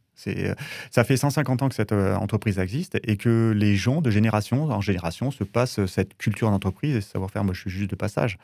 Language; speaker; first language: French; native; French